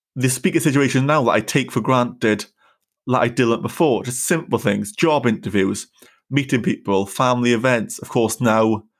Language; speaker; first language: English; native; English